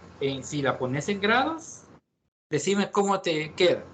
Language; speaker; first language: Spanish; native; Spanish